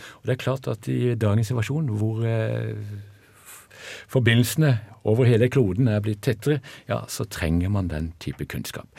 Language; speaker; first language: Norwegian; native; Norwegian